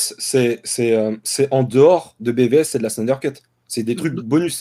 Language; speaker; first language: French; native; French